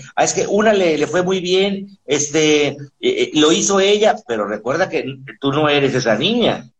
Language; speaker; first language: Spanish; native; Spanish